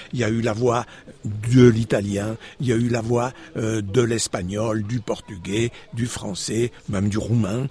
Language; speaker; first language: French; native; French